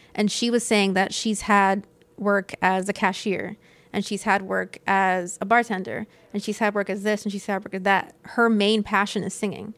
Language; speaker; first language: English; native; English